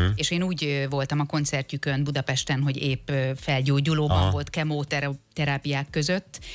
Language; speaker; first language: Hungarian; native; Hungarian